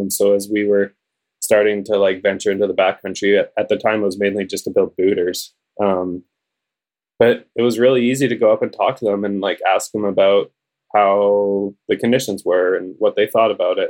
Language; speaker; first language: English; native; English